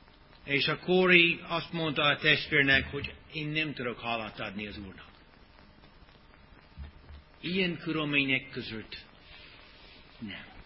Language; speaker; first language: Hungarian; non-native, fluent; English